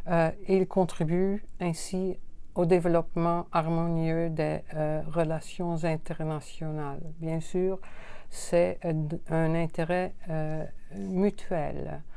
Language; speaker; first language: French; non-native, fluent; Dutch